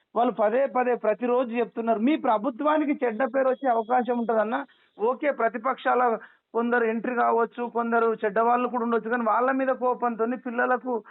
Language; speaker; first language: Telugu; native; Telugu